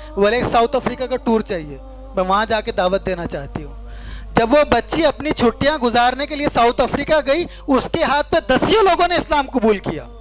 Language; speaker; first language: Urdu; native; Urdu